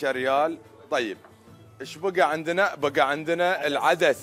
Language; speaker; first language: Arabic; native; Arabic